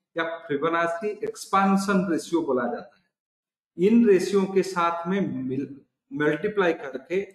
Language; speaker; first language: Hindi; non-native, local second language; Odia